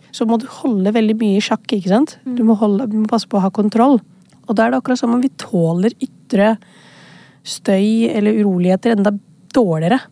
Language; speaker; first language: Norwegian; early bilingual, other home language; Urdu